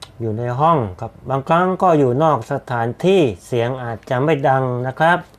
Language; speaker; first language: Thai; native; Thai